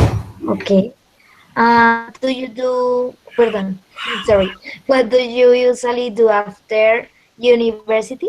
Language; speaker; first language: English; non-native, learner; Spanish